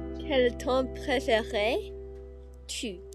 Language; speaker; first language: French; non-native, learner; English